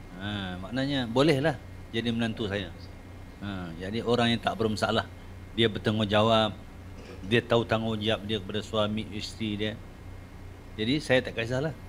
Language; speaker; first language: Malay; native; Malay